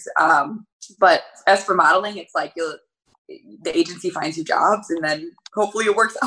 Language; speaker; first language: English; native; English